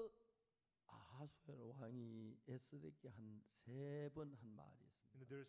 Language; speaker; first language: Korean; native; Korean